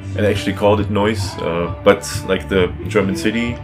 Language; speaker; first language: English; non-native, fluent; German